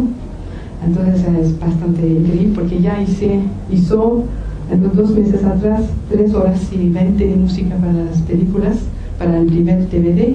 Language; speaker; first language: Spanish; non-native, fluent; French